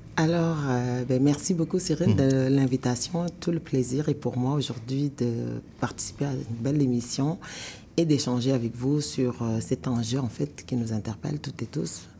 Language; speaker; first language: French; non-native, local second language; Wolof